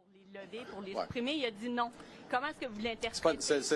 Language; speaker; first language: French; native; French